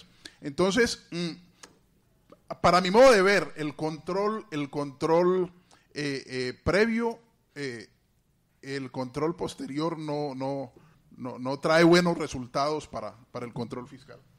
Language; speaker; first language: Spanish; native; Spanish